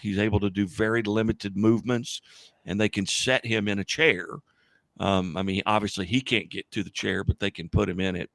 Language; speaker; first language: English; native; English